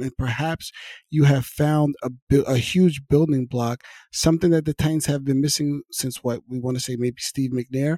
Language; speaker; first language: English; native; English